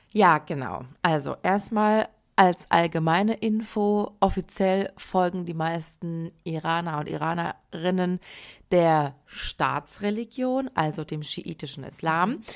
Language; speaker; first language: German; early bilingual, other home language; Persian